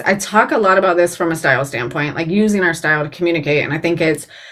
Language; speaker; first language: English; native; English